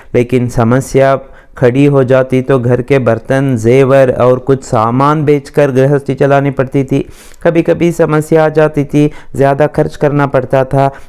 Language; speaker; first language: Hindi; non-native, local second language; Kannada